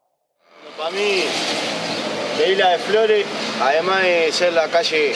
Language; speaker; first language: Spanish; native; Spanish